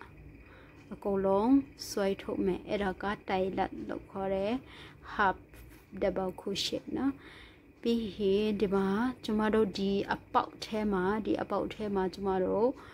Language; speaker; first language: Burmese; non-native, local second language; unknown